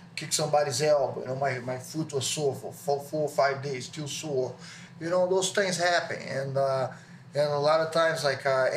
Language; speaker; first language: English; non-native, learner; Portuguese